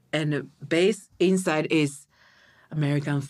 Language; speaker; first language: English; non-native, learner; Japanese